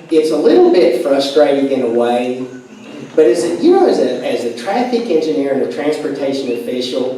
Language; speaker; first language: English; native; English